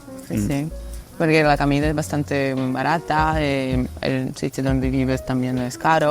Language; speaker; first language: Spanish; non-native, fluent; Russian